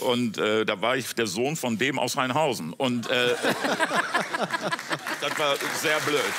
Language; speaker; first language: German; native; German